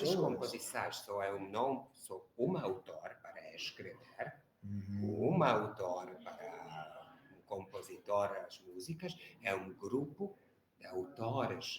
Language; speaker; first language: Portuguese; non-native, learner; Hungarian